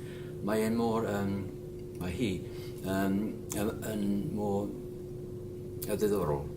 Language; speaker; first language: Welsh; non-native, learner; English